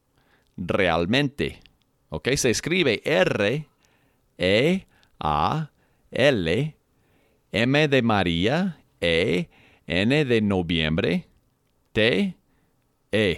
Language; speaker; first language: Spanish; non-native, fluent; English